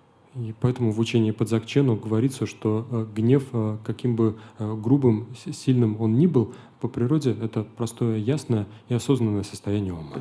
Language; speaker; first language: Russian; native; Russian